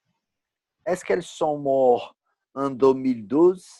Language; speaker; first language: French; non-native, learner; Portuguese